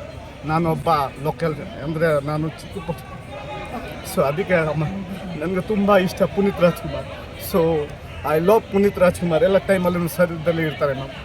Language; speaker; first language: Kannada; non-native, local second language; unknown